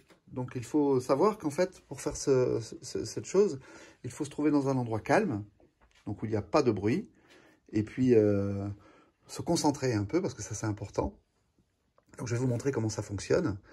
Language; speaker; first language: French; native; French